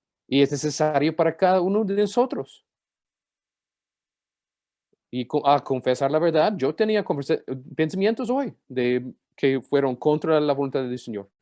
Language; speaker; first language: Spanish; non-native, fluent; English